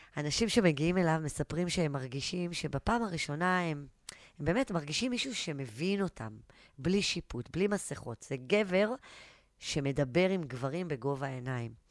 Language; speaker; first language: Hebrew; native; Hebrew